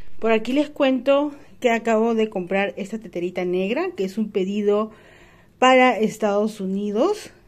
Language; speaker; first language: Spanish; native; Spanish